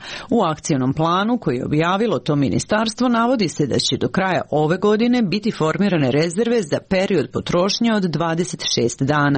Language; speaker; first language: Serbian; native; Serbian